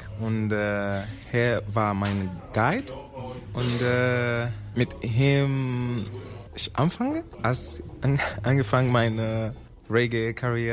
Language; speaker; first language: German; non-native, learner; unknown